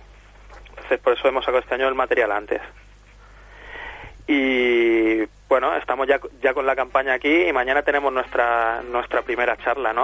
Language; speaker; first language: Spanish; native; Spanish